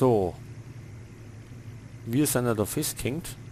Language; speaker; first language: German; native; German